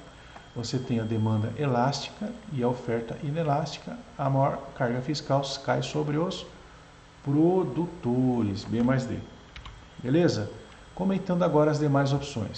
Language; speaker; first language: Portuguese; native; Portuguese